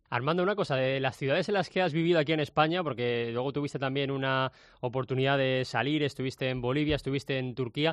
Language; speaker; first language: Spanish; native; Spanish